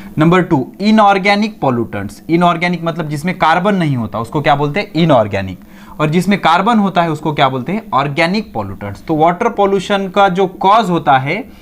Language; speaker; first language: Hindi; non-native, local second language; Marathi